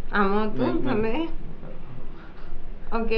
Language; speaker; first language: Catalan; native; Catalan